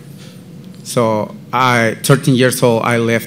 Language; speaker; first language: English; non-native, learner; Spanish